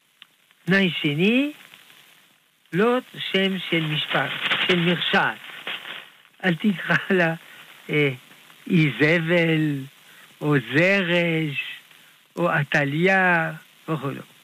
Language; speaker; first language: Hebrew; non-native, fluent; French